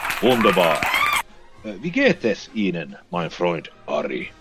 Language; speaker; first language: German; non-native, learner; Finnish